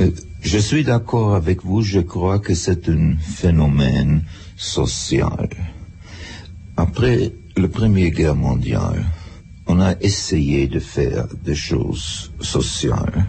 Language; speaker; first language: French; non-native, fluent; German